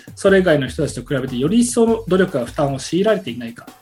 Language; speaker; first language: Japanese; native; Japanese